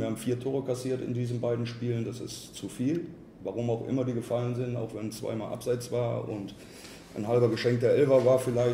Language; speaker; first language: German; native; German